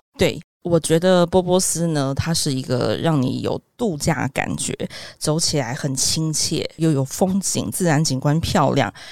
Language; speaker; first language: Chinese; native; Chinese